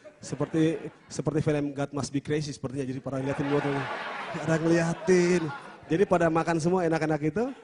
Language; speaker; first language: Indonesian; native; Indonesian